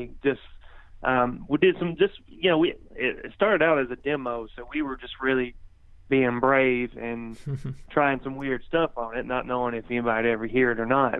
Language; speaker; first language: English; native; English